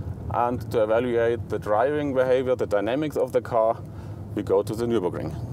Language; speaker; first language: English; non-native, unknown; German